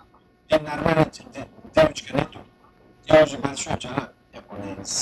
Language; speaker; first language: Russian; non-native, learner; Uzbek